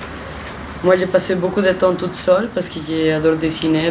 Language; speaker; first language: French; non-native, fluent; Spanish